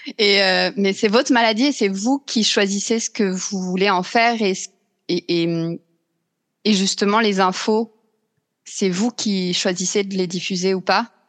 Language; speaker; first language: French; native; French